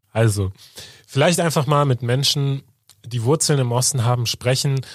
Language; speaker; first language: German; native; German